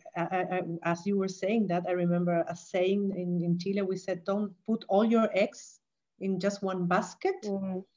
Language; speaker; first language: English; non-native, fluent; Spanish